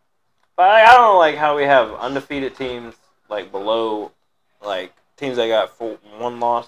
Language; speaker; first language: English; native; English